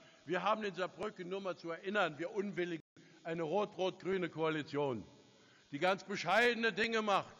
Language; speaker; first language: German; native; German